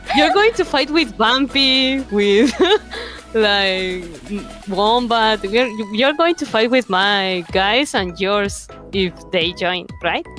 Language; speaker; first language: English; non-native, fluent; Spanish